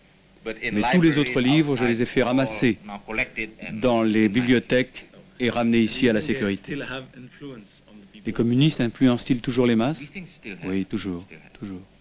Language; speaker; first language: French; native; French